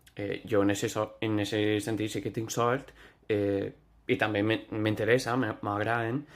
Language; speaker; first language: Catalan; non-native, fluent; English